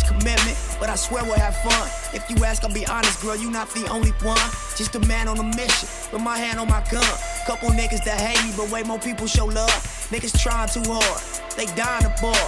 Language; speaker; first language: English; native; English